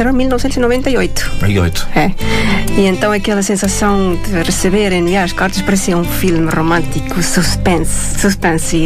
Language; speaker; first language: Portuguese; non-native, fluent; Estonian